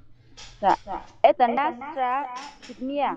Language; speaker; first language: Russian; non-native, learner; Vietnamese